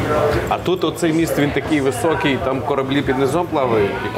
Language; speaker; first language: Ukrainian; native; Ukrainian